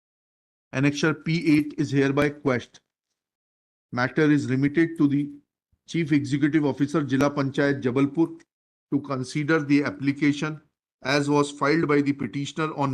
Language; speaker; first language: English; non-native, local second language; Hindi